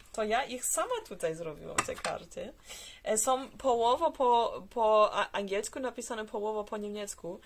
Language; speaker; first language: Polish; early bilingual, heritage; Polish